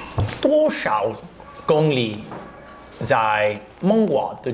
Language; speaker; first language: Chinese; non-native, learner; English